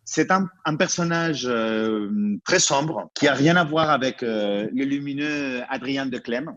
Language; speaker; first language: French; non-native, fluent; Spanish